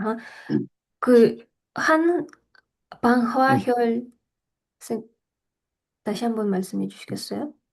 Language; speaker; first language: Korean; non-native, fluent; Russian